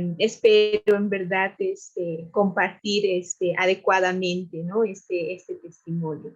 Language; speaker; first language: Spanish; native; Spanish